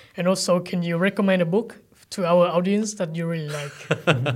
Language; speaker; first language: English; non-native, fluent; Vietnamese